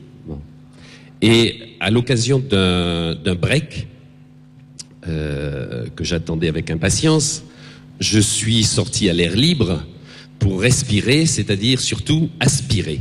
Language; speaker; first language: French; native; French